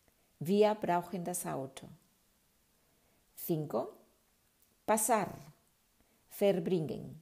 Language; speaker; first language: German; non-native, fluent; Spanish